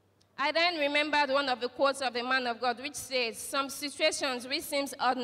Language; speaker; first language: English; non-native, local second language; Yoruba